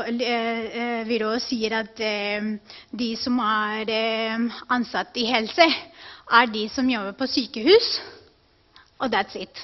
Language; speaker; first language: Norwegian; non-native, fluent; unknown